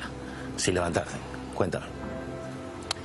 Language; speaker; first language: Spanish; native; Spanish